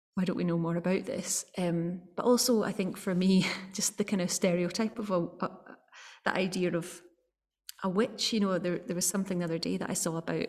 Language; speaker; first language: English; native; English